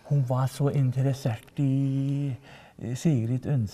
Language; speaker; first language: Norwegian; non-native, fluent; Icelandic